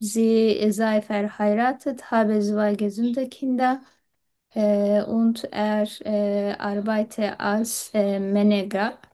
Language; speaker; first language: German; non-native, fluent; Turkish